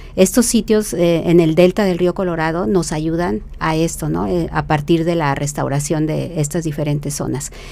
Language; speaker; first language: Spanish; native; Spanish